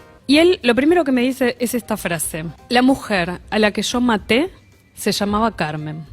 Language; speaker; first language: Spanish; native; Spanish